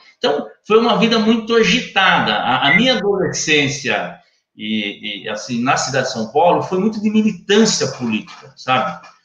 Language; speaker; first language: Portuguese; native; Portuguese